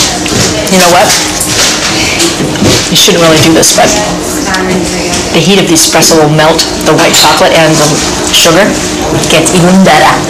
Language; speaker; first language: English; early bilingual, other home language; Italian